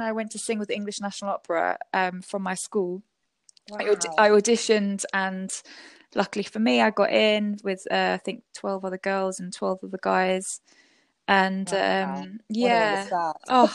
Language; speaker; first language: English; native; English